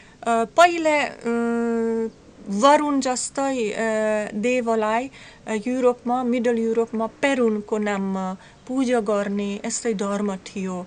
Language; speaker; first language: Nepali; non-native, learner; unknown